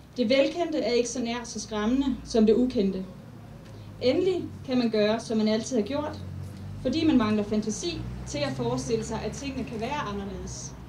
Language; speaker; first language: Danish; native; Danish